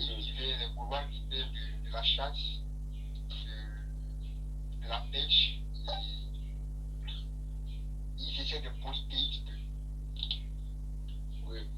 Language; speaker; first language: French; non-native, learner; English